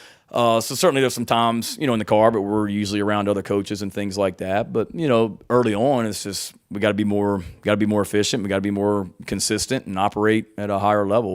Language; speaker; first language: English; native; English